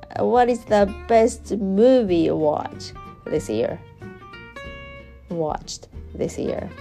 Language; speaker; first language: English; non-native, learner; Japanese